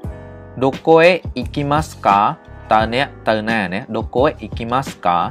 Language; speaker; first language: Japanese; non-native, fluent; Khmer